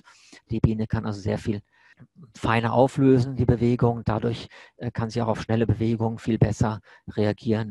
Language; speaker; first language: German; native; German